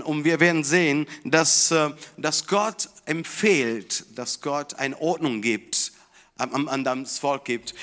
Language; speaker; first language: German; non-native, fluent; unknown